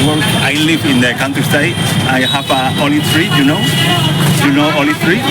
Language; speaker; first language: English; non-native, learner; Spanish